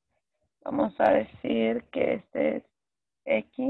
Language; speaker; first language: Spanish; native; Spanish